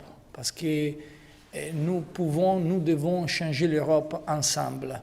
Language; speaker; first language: French; non-native, learner; Italian